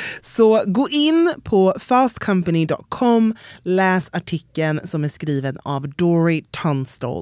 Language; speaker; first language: Swedish; native; Swedish